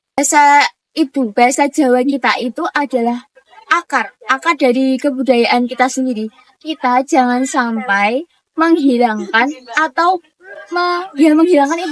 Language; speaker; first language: Indonesian; non-native, local second language; Javanese